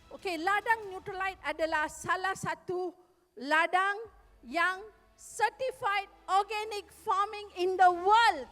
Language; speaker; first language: Malay; non-native, local second language; Tamil